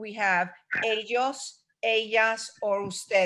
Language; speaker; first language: Spanish; non-native, fluent; English